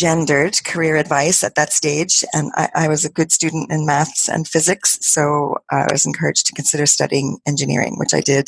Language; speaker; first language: English; native; English